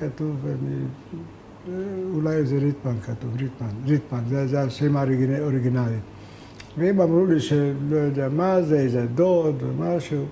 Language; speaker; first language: Hebrew; non-native, fluent; Hungarian